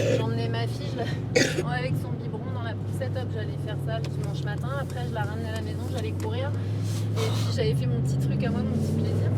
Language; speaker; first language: French; native; French